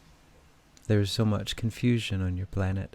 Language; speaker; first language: English; native; English